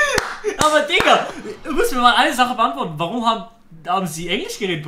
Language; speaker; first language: German; native; German